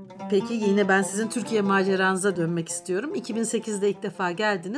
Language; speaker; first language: Turkish; native; Turkish